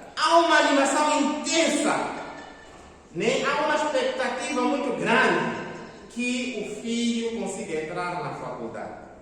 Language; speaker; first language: Portuguese; non-native, local second language; Tsonga